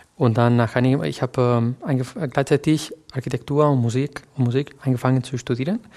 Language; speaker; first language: German; non-native, fluent; Catalan